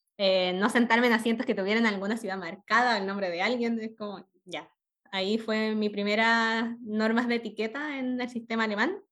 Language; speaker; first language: Spanish; native; Spanish